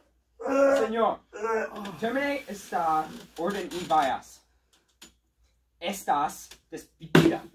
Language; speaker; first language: Spanish; non-native, learner; English